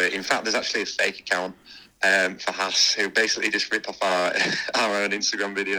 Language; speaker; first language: English; native; English